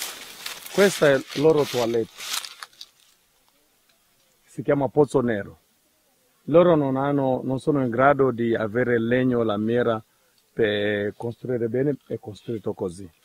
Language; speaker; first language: Italian; non-native, fluent; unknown